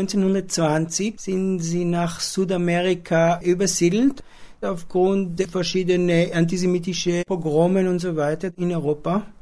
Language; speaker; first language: German; non-native, fluent; Hebrew